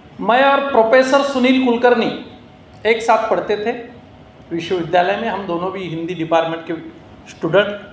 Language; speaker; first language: Hindi; non-native, local second language; Marathi